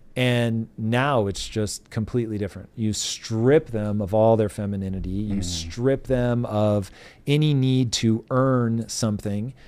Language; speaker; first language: English; native; English